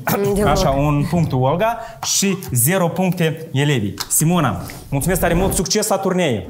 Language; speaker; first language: Romanian; native; Romanian